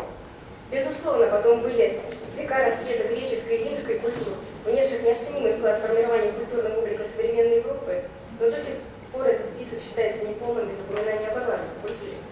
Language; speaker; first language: Russian; native; Russian